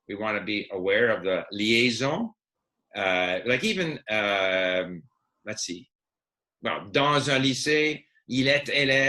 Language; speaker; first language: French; non-native, fluent; English